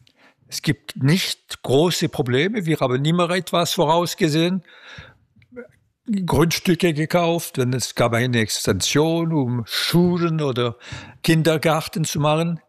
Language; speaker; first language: German; non-native, local second language; French